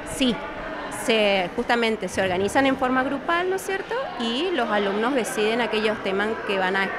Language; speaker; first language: Spanish; native; Spanish